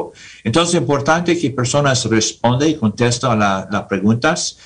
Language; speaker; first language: Spanish; non-native, learner; English